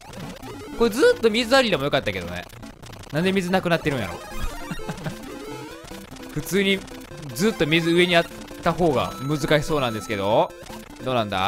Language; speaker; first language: Japanese; native; Japanese